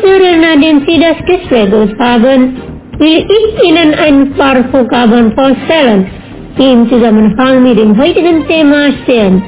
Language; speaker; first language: German; non-native, learner; Indonesian